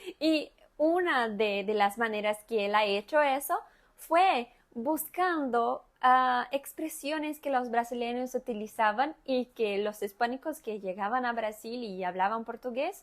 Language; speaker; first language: Spanish; non-native, fluent; Portuguese